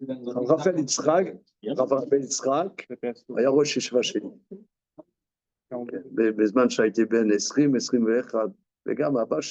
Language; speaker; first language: Hebrew; non-native, fluent; French